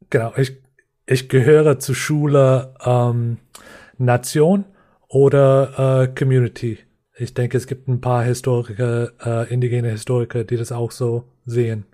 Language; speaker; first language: German; non-native, fluent; English